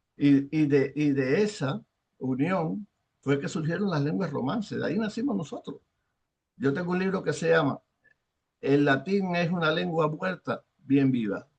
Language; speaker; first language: Spanish; native; Spanish